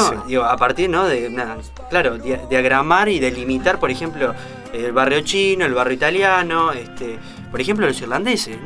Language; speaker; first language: Spanish; native; Spanish